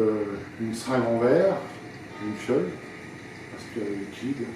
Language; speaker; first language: French; native; French